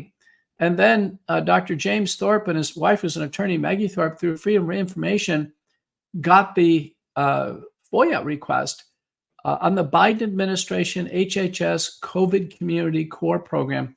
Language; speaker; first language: English; native; English